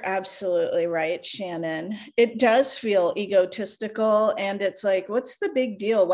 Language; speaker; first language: English; non-native, local second language; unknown